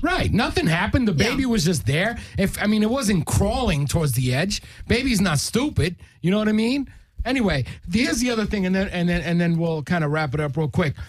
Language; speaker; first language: English; early bilingual, other home language; Spanish